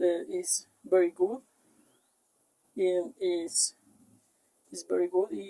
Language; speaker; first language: English; non-native, learner; Spanish